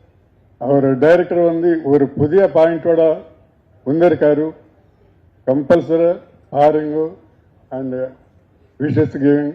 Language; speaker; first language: Tamil; non-native, learner; Telugu